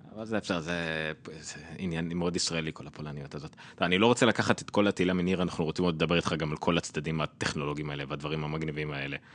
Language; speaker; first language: Hebrew; native; Hebrew